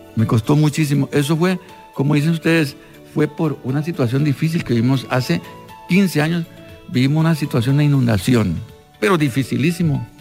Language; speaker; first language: Spanish; non-native, local second language; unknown